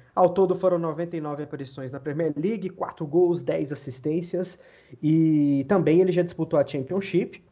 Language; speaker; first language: Portuguese; native; Portuguese